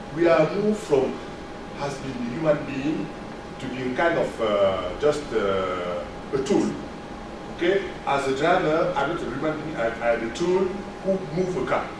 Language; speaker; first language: English; non-native, learner; French